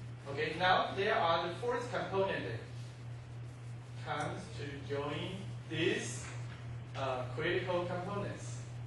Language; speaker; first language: English; non-native, fluent; Chinese